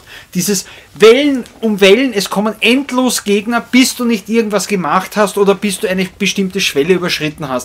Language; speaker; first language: German; native; German